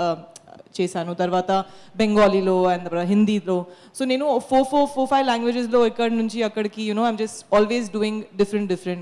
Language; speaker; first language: Telugu; non-native, fluent; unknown